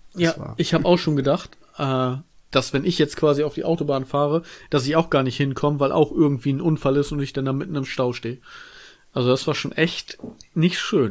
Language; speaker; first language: German; native; German